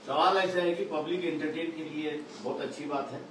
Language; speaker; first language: Hindi; non-native, local second language; Marathi